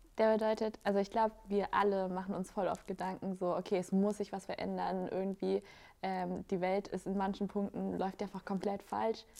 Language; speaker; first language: German; native; German